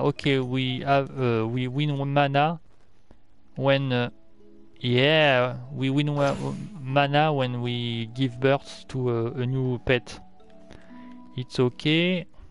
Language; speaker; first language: English; non-native, learner; French